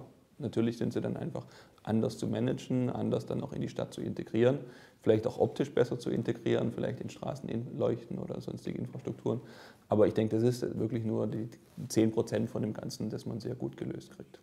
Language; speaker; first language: German; native; German